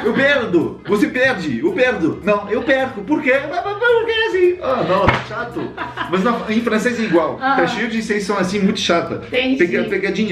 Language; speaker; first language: Portuguese; non-native, fluent; French